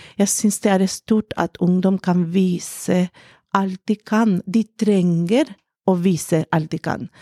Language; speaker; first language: Norwegian; non-native, fluent; Spanish